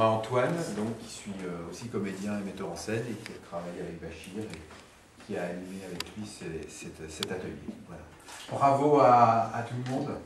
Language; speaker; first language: French; native; French